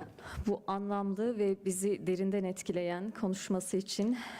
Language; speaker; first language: Turkish; native; Turkish